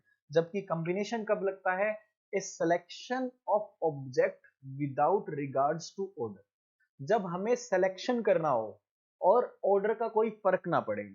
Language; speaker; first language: Hindi; native; Hindi